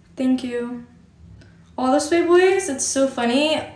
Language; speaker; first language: English; native; English